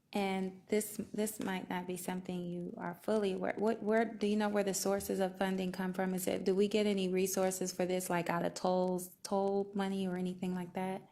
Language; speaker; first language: English; native; English